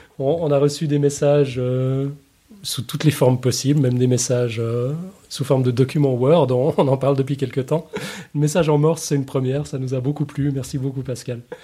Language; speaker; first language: French; native; French